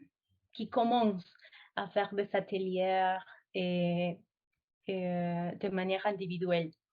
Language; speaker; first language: French; non-native, fluent; Spanish